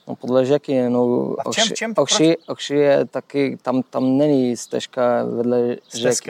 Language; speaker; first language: Czech; non-native, learner; Polish